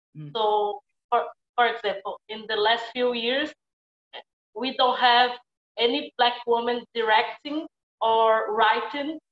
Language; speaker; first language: English; non-native, fluent; Portuguese